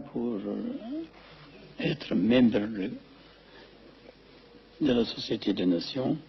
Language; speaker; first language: French; non-native, fluent; Amharic